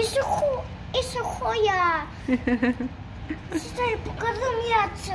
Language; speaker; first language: Russian; early bilingual, other home language; Tajik